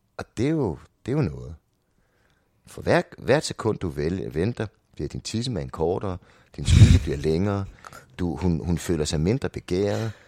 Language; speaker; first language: Danish; native; Danish